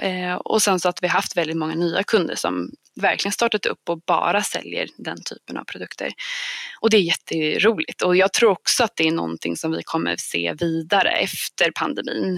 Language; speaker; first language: Swedish; native; Swedish